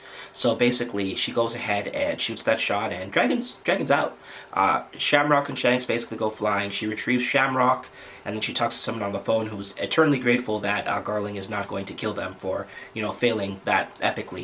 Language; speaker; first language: English; native; English